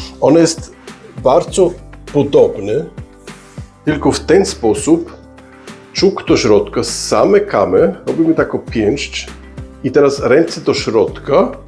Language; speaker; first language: Polish; early bilingual, heritage; Polish